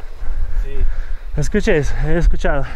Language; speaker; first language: Spanish; non-native, learner; English